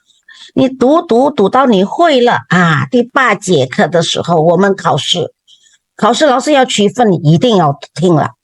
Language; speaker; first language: Chinese; non-native, fluent; Indonesian